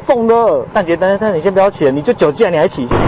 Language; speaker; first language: Chinese; native; Chinese